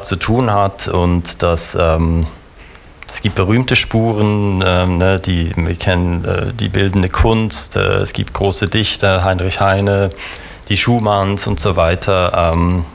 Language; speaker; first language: German; native; German